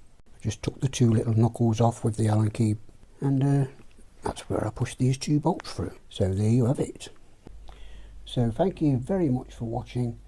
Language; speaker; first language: English; native; English